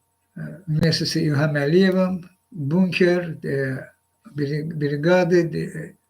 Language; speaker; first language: Russian; non-native, local second language; Azerbaijani